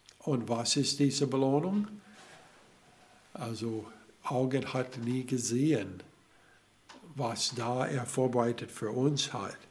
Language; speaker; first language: German; non-native, learner; English